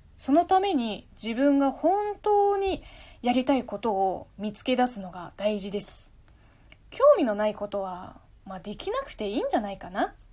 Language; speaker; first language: Japanese; non-native, fluent; Chinese